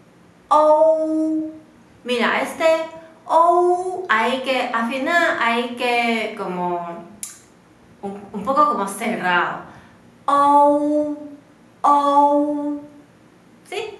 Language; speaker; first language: Spanish; non-native, fluent; Chinese